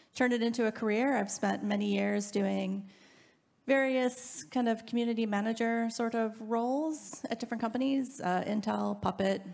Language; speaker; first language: English; native; English